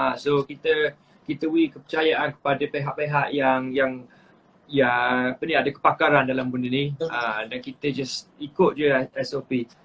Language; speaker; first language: Malay; native; Malay